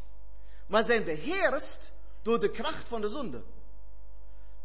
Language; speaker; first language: Dutch; non-native, fluent; German